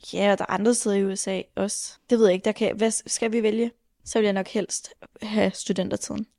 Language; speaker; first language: Danish; native; Danish